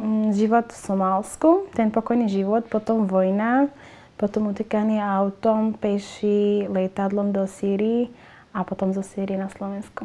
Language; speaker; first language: Slovak; non-native, learner; Somali